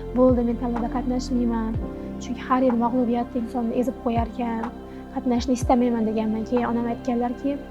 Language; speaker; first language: Uzbek; native; Uzbek